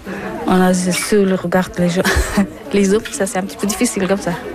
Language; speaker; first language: French; non-native, learner; Persian